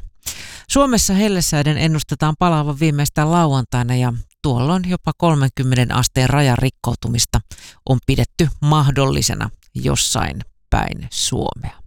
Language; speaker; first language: Finnish; native; Finnish